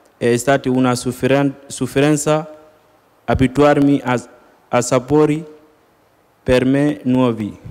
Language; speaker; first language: Italian; non-native, learner; Wolof